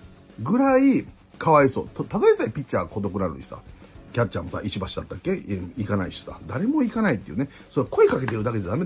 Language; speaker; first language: Japanese; native; Japanese